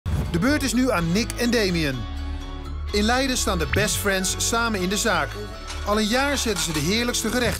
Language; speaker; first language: Dutch; native; Dutch